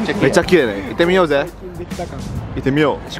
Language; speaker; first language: Japanese; non-native, fluent; Indonesian